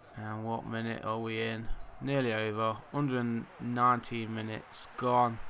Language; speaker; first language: English; native; English